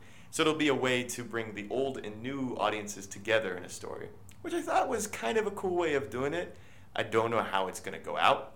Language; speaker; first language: English; native; English